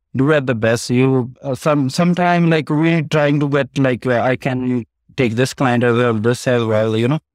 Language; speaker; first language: English; non-native, local second language; Punjabi